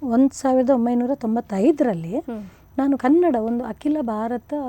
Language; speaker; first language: Kannada; non-native, local second language; Konkani